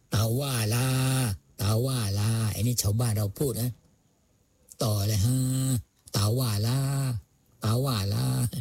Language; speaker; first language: Thai; non-native, local second language; Malay